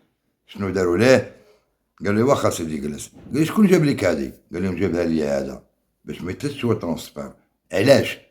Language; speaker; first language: Arabic; native; Arabic